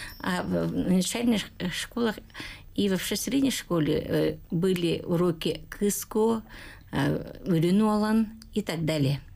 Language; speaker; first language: Russian; non-native, local second language; Yakut